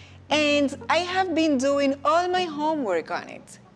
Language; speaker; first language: English; non-native, fluent; Spanish